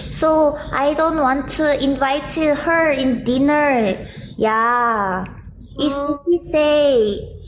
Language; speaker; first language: English; non-native, learner; Thai